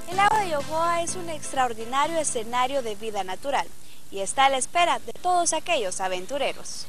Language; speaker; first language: Spanish; native; Spanish